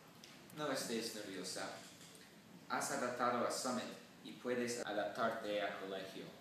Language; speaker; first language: Spanish; non-native, learner; English